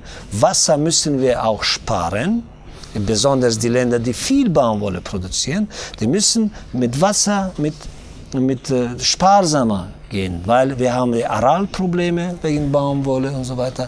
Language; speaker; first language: German; non-native, fluent; Tajik